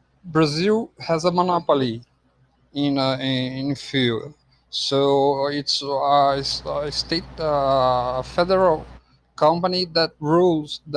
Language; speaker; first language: English; non-native, fluent; Portuguese